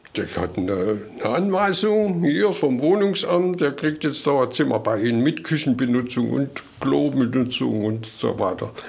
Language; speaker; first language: German; native; German